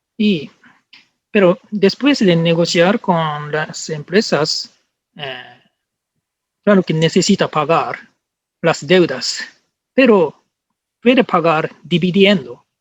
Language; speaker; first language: Spanish; non-native, learner; Japanese